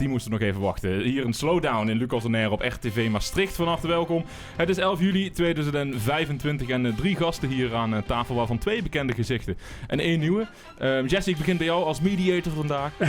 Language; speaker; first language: Dutch; native; Dutch